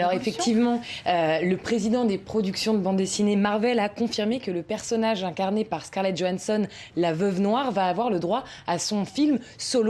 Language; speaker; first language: French; native; French